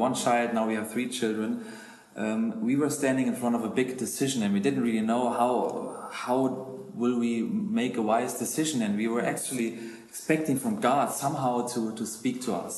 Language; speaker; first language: English; non-native, fluent; German